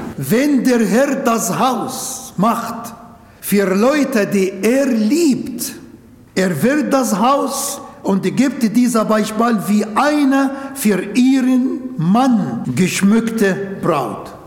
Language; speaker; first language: German; non-native, fluent; Arabic